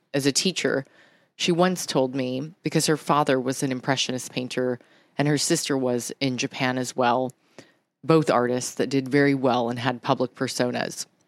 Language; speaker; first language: English; early bilingual, other home language; Japanese